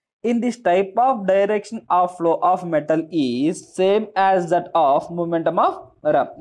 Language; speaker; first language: English; non-native, local second language; Telugu